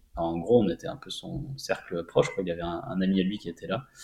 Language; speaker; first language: French; native; French